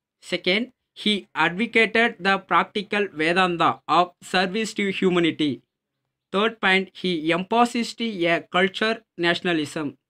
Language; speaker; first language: English; non-native, local second language; Tamil